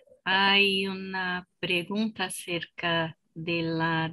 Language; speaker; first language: Spanish; non-native, fluent; Portuguese